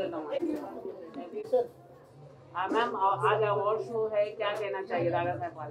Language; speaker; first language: Hindi; native; Hindi